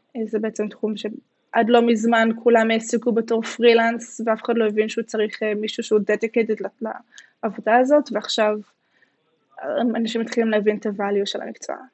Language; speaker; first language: Hebrew; native; Hebrew